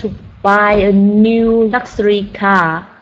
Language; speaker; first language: English; non-native, learner; Vietnamese